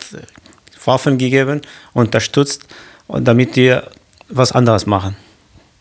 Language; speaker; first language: German; non-native, learner; Kurdish